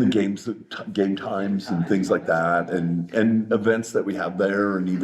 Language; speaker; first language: English; native; English